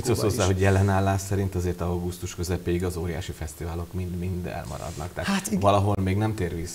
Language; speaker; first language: Hungarian; native; Hungarian